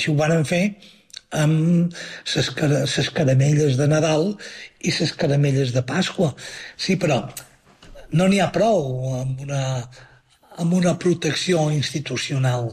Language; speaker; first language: Catalan; native; Catalan